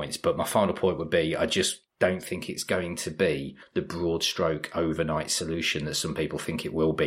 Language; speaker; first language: English; native; English